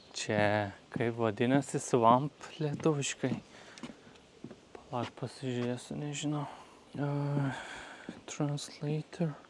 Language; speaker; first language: Lithuanian; non-native, learner; Turkish